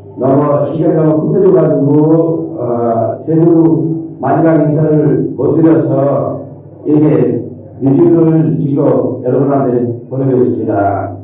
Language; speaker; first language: Korean; non-native, learner; Bangla